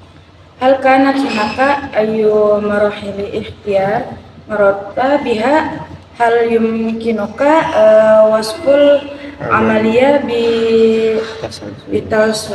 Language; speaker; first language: Arabic; non-native, learner; Indonesian